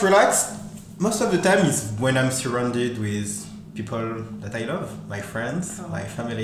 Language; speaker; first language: English; non-native, fluent; French